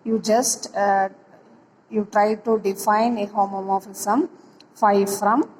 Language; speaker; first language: English; non-native, local second language; Malayalam